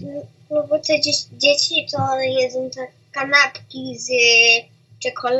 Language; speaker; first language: Polish; early bilingual, heritage; Polish